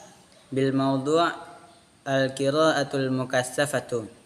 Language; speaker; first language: Arabic; non-native, learner; Indonesian